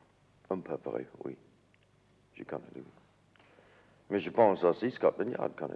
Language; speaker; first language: French; non-native, learner; English